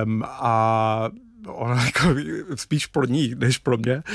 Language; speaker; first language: Czech; non-native, fluent; English